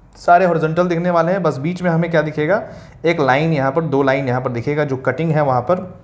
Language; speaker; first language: Hindi; native; Hindi